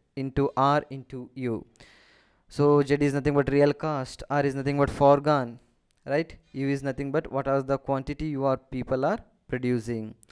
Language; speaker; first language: English; non-native, local second language; Kannada